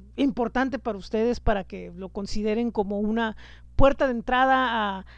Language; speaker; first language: Spanish; native; Spanish